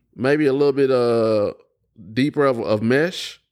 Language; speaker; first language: English; native; English